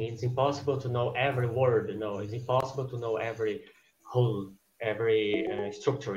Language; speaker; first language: English; non-native, fluent; Portuguese